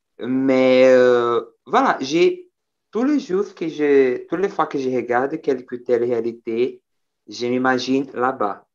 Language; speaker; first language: French; non-native, learner; Portuguese